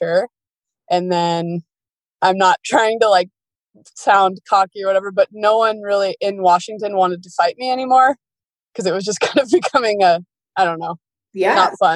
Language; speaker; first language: English; native; English